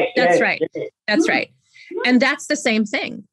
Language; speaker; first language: English; native; English